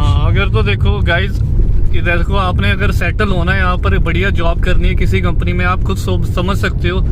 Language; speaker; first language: Hindi; non-native, local second language; Punjabi